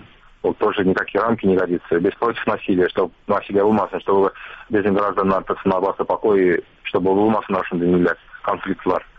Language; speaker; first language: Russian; non-native, local second language; Tatar